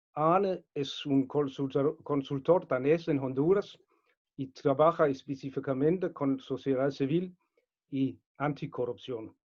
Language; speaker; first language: Spanish; non-native, fluent; Danish